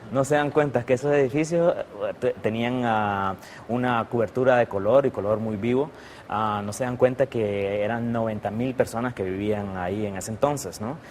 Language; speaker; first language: Spanish; native; Spanish